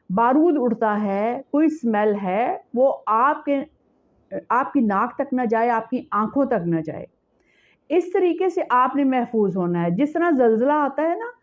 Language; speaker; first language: Urdu; native; Urdu